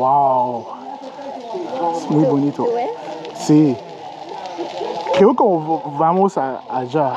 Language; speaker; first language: Spanish; non-native, learner; English